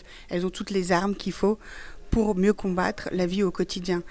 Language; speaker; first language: French; early bilingual, other home language; Persian